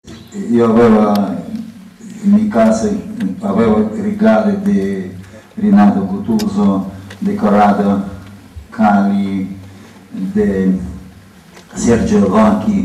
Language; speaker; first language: Italian; non-native, learner; Russian